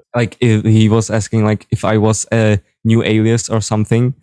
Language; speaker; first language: English; non-native, fluent; Czech